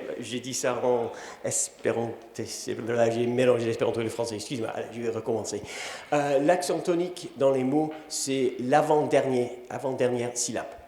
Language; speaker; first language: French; non-native, fluent; English